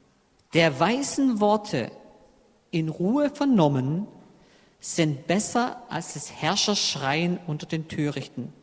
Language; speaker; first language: German; native; German